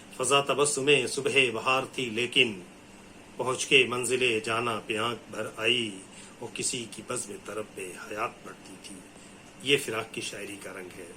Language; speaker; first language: Urdu; native; Urdu